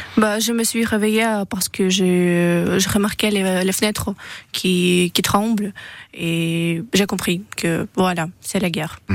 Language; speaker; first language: French; non-native, learner; Russian